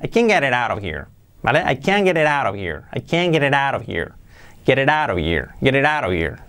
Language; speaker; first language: English; non-native, fluent; Spanish